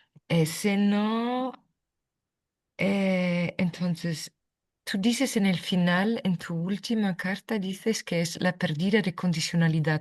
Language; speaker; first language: Spanish; non-native, fluent; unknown